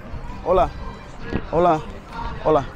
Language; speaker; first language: Spanish; non-native, learner; English